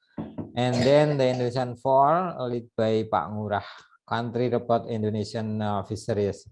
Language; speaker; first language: English; non-native, fluent; Indonesian